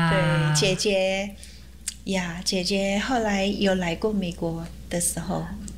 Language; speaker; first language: Chinese; early bilingual, heritage; Chinese